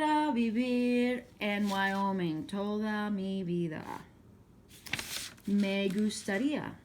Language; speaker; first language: Spanish; non-native, fluent; English